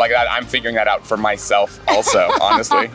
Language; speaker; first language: English; native; English